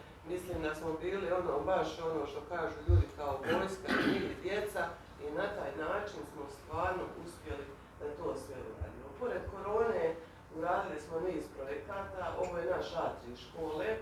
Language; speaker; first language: Bosnian; native; Bosnian